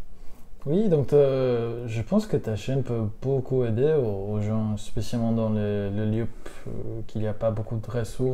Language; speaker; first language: French; non-native, learner; Spanish